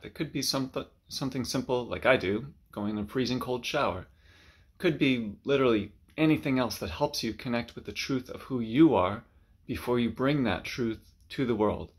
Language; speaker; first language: English; native; English